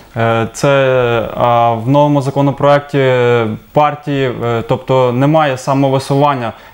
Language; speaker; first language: Ukrainian; native; Ukrainian